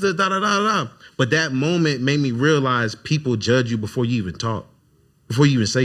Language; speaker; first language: English; native; English